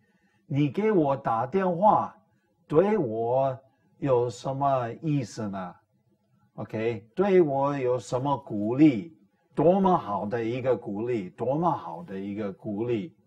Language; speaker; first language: Chinese; non-native, fluent; English